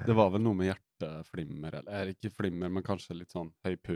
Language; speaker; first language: Norwegian; native; Norwegian